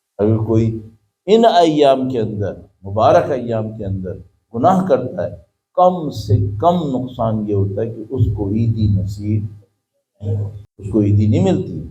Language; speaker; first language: Urdu; native; Urdu